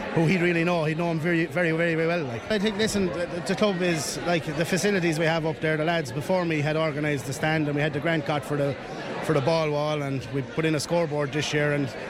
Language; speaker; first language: English; native; English